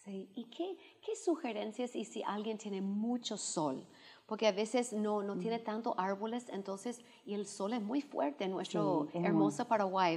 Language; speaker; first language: Spanish; non-native, fluent; English